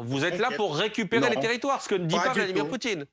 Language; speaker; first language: French; native; French